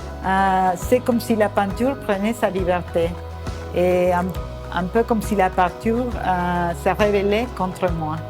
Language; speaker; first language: French; non-native, fluent; Spanish